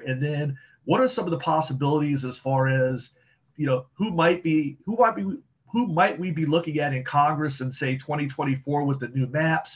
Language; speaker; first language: English; native; English